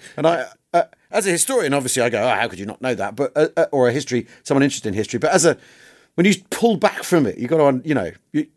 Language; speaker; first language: English; native; English